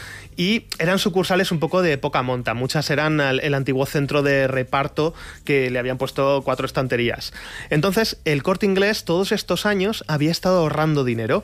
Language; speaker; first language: Spanish; native; Spanish